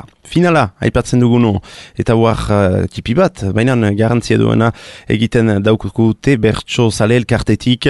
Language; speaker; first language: Basque; native; Basque